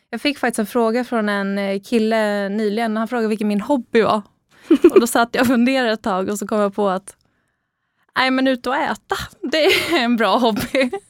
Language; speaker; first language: Swedish; native; Swedish